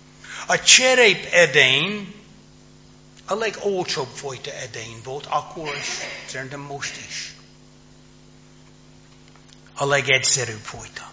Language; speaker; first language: Hungarian; non-native, fluent; English